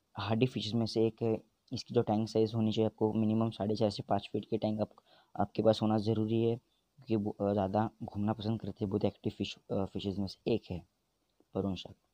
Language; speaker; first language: Hindi; native; Hindi